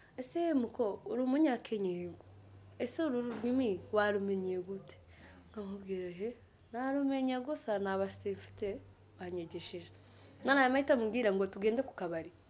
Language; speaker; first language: Kinyarwanda; non-native, fluent; Kikuyu